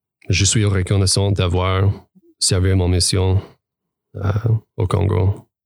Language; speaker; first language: French; non-native, fluent; English